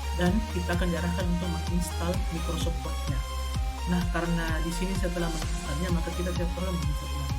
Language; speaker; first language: Indonesian; native; Indonesian